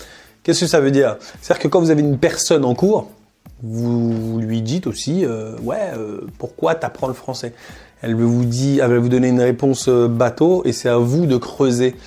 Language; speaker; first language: French; native; French